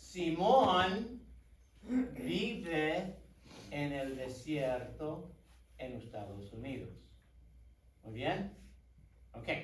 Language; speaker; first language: Spanish; non-native, fluent; English